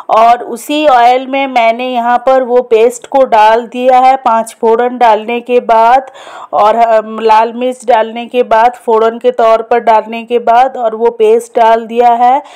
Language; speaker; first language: Hindi; non-native, local second language; Bangla